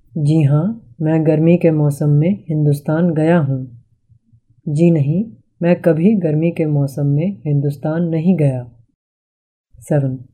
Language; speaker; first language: Hindi; native; Hindi